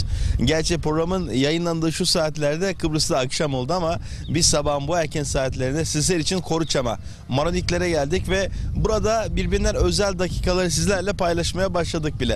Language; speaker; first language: Turkish; native; Turkish